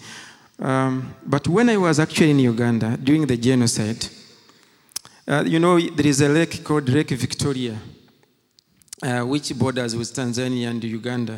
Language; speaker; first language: English; non-native, local second language; Kinyarwanda